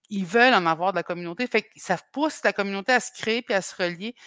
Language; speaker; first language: French; native; French